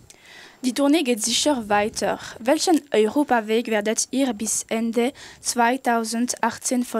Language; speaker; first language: German; non-native, local second language; French